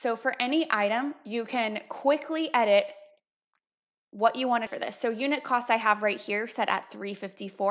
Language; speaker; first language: English; native; English